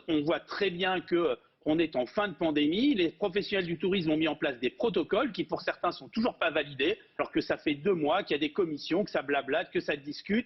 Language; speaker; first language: French; native; French